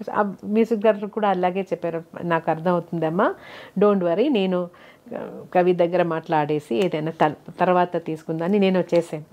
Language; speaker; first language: Telugu; non-native, fluent; Malayalam